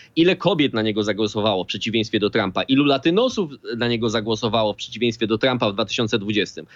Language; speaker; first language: Polish; native; Polish